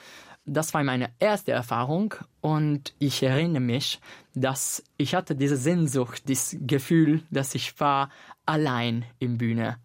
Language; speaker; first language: German; non-native, fluent; Italian